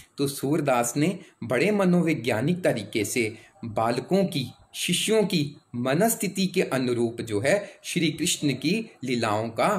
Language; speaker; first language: Hindi; native; Hindi